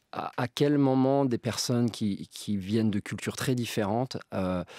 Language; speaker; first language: French; native; French